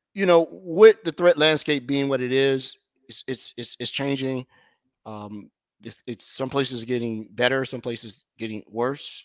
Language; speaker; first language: English; native; English